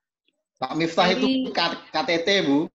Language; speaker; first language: Indonesian; native; Indonesian